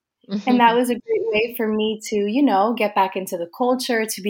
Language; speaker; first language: English; native; English